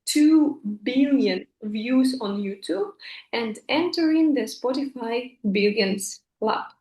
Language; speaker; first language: English; non-native, fluent; Russian